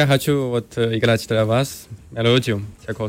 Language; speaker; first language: Russian; non-native, learner; Chinese